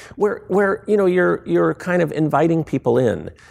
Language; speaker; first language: English; native; English